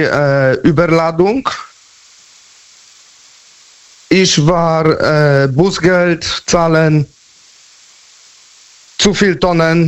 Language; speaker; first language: German; non-native, learner; Polish